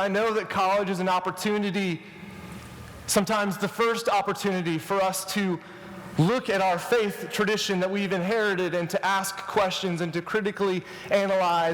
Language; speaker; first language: English; native; English